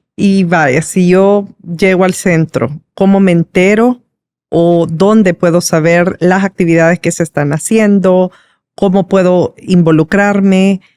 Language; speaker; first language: Spanish; native; Spanish